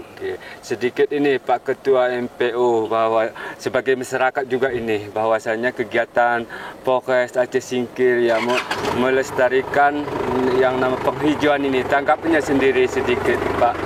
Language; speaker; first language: Indonesian; native; Indonesian